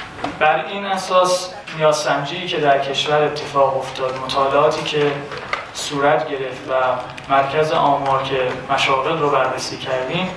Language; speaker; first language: Persian; native; Persian